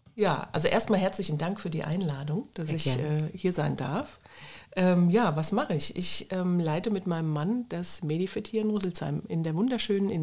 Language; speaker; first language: German; native; German